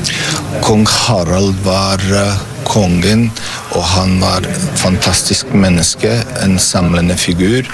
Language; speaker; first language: Norwegian; non-native, fluent; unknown